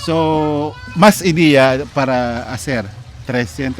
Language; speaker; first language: Spanish; non-native, learner; Filipino